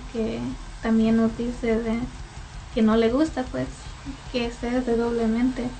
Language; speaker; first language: Spanish; early bilingual, heritage; Spanish